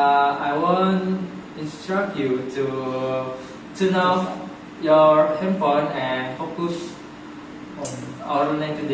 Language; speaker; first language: English; non-native, learner; Indonesian